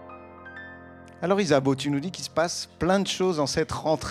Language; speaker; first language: French; native; French